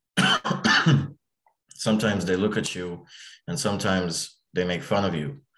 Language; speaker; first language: English; early bilingual, other home language; Arabic